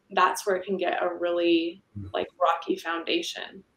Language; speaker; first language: English; native; English